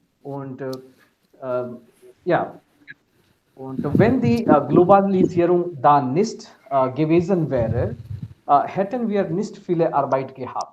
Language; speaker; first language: German; non-native, fluent; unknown